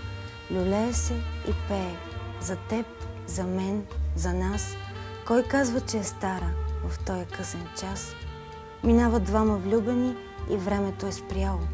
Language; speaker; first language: Bulgarian; native; Bulgarian